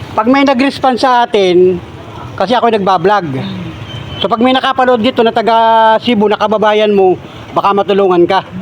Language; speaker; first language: Filipino; native; Filipino